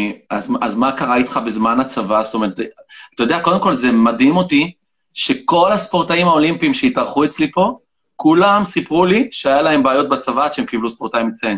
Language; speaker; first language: Hebrew; native; Hebrew